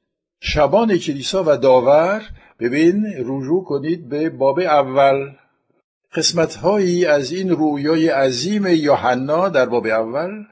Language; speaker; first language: Persian; non-native, fluent; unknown